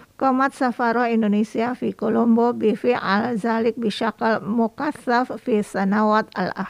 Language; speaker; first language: Arabic; non-native, fluent; Indonesian